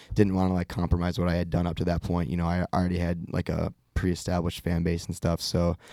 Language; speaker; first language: English; native; English